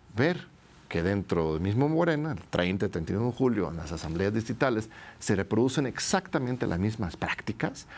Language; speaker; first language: Spanish; non-native, fluent; English